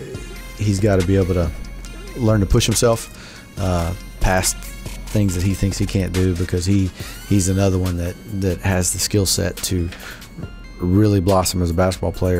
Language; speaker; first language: English; native; English